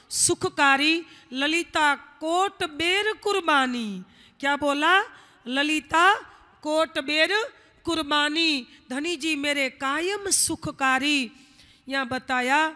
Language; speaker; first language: Hindi; non-native, local second language; Gujarati